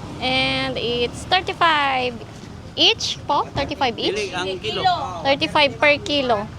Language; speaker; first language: English; non-native, local second language; Filipino